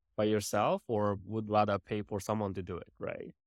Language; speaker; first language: English; non-native, fluent; Japanese